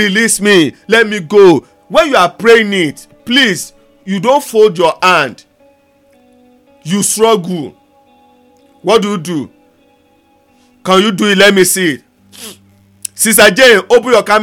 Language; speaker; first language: English; non-native, local second language; Yoruba